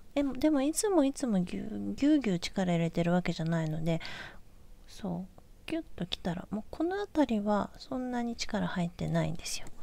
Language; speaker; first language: Japanese; native; Japanese